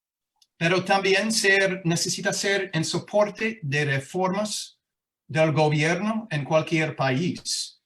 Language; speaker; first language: Spanish; non-native, fluent; English